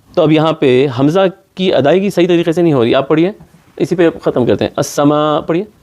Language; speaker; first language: Urdu; native; Urdu